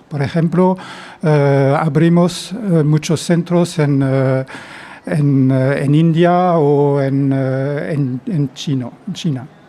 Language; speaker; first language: Spanish; non-native, fluent; French